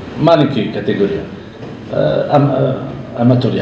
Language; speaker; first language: Russian; non-native, learner; Italian